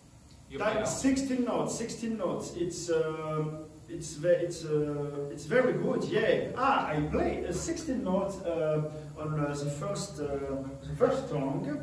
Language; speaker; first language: English; non-native, learner; French